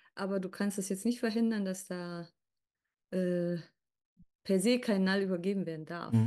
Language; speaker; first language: German; native; German